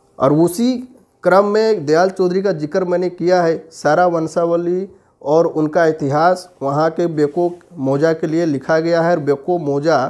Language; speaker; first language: Hindi; native; Hindi